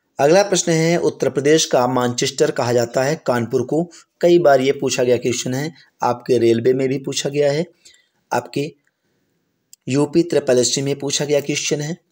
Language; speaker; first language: Hindi; native; Hindi